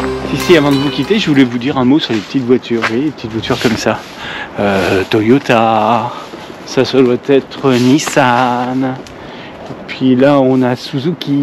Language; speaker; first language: French; native; French